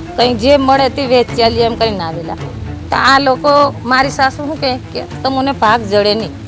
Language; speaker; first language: Gujarati; non-native, local second language; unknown